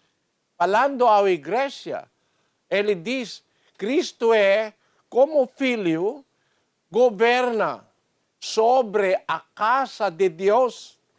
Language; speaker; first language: Portuguese; non-native, learner; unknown